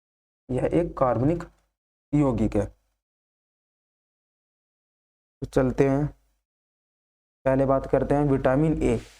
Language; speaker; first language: Hindi; native; Hindi